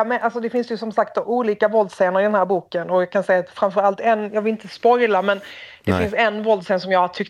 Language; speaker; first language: Swedish; native; Swedish